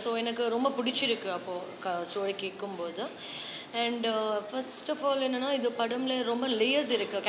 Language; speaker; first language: Tamil; non-native, learner; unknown